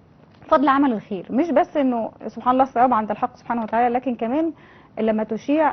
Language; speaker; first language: Arabic; native; Arabic